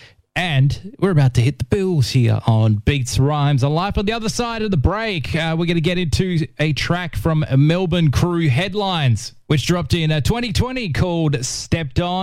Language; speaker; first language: English; native; English